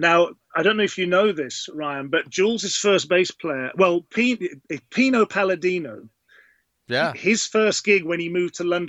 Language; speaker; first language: English; native; English